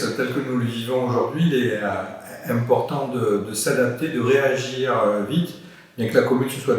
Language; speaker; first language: French; native; French